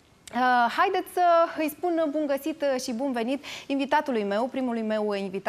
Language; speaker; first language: Romanian; native; Romanian